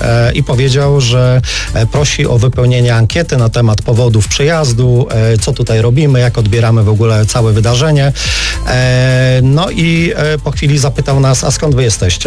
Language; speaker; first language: Polish; native; Polish